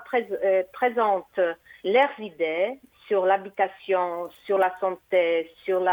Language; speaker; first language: French; non-native, fluent; Portuguese